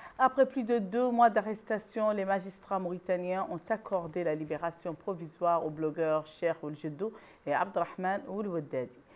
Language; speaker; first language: French; non-native, local second language; Arabic